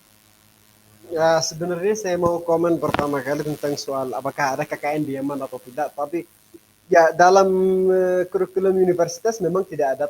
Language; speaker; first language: Indonesian; non-native, fluent; Arabic